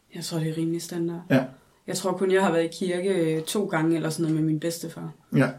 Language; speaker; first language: Danish; early bilingual, other home language; English